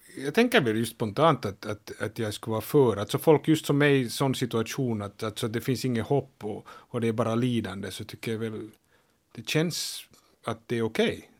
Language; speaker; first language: Swedish; native; Swedish